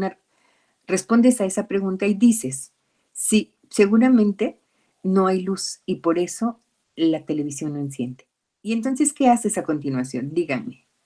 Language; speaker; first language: Spanish; native; Spanish